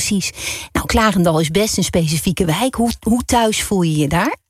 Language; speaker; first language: Dutch; native; Dutch